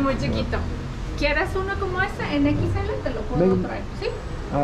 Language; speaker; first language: Spanish; native; Spanish